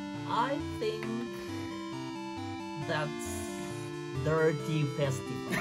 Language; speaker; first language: English; non-native, learner; Japanese